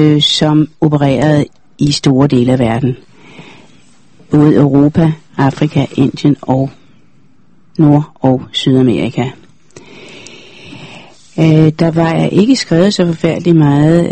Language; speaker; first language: Danish; native; Danish